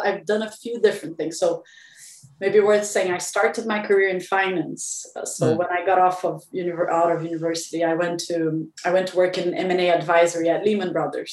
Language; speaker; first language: English; non-native, fluent; Portuguese